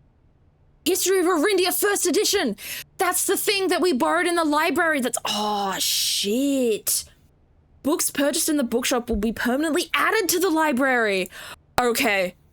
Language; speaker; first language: English; native; English